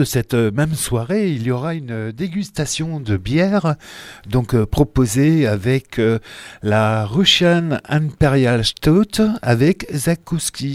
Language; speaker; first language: French; native; French